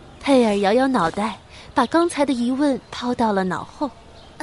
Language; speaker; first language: Chinese; native; Chinese